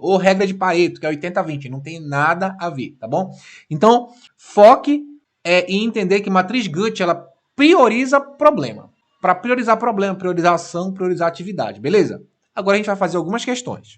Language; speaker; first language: Portuguese; native; Portuguese